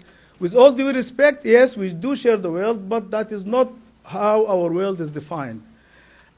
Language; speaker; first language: English; non-native, fluent; Arabic